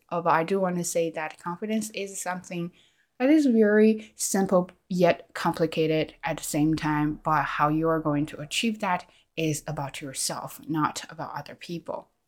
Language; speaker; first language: English; non-native, fluent; Chinese